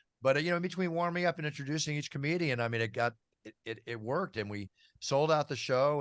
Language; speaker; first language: English; native; English